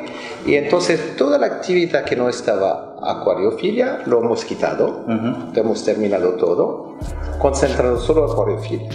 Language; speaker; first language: Spanish; non-native, fluent; French